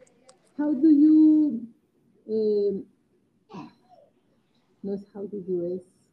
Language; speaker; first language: English; non-native, learner; Spanish